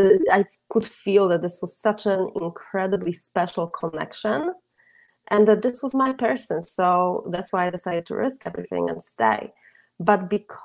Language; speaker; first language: English; non-native, fluent; Polish